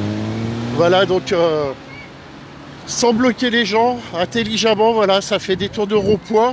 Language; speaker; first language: French; native; French